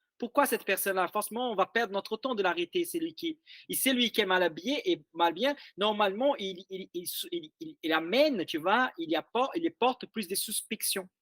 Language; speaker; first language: French; non-native, fluent; Portuguese